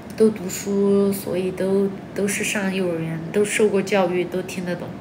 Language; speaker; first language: Chinese; non-native, local second language; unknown